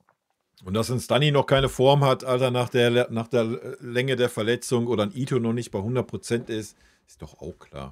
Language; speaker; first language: German; native; German